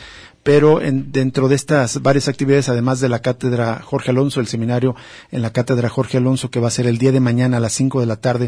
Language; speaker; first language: Spanish; native; Spanish